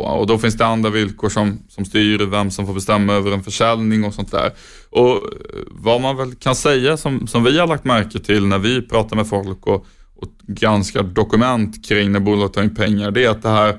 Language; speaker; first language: Swedish; native; Swedish